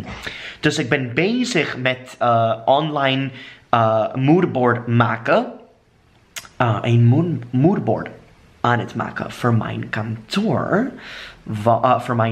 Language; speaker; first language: Dutch; non-native, fluent; English